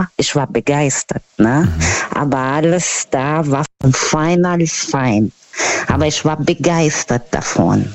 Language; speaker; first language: German; non-native, learner; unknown